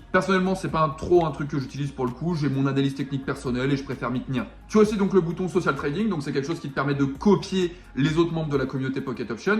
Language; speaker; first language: French; native; French